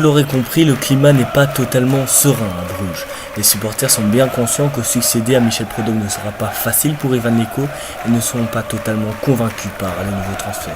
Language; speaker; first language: French; native; French